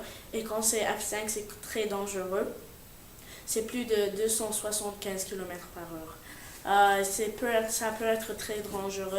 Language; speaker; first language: French; non-native, learner; English